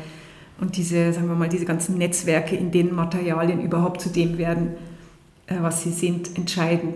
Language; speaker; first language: German; native; German